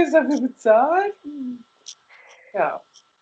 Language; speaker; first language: German; native; German